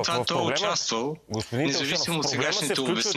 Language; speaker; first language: Bulgarian; native; Bulgarian